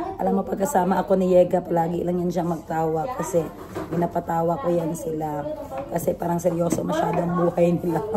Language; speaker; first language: Filipino; non-native, local second language; Cebuano